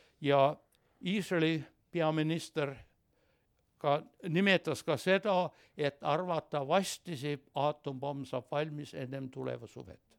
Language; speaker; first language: Estonian; early bilingual, heritage; Estonian